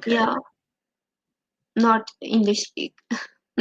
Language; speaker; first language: English; non-native, learner; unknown